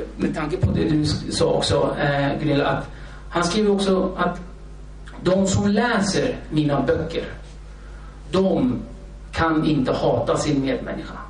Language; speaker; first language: Swedish; early bilingual, other home language; Kurdish